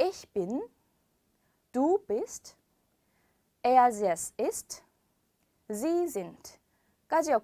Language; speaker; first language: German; non-native, fluent; Korean